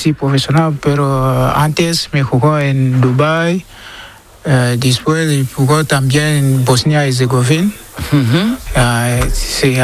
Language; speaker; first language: Spanish; non-native, learner; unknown